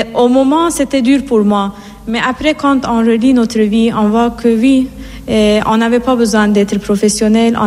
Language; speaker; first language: French; non-native, fluent; Persian